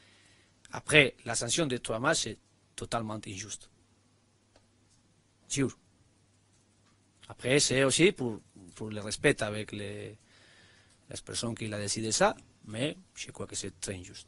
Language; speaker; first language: French; non-native, learner; Spanish